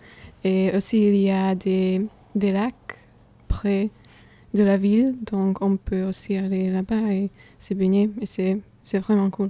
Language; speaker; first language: French; non-native, fluent; Slovak